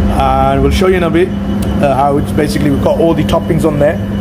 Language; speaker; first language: English; early bilingual, other home language; Hindi